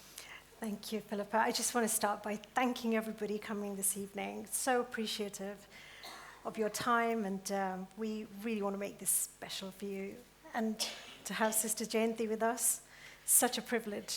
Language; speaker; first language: English; early bilingual, other home language; Gujarati